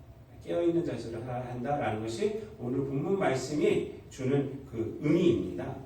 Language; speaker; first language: Korean; native; Korean